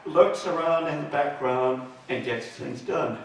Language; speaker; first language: English; native; English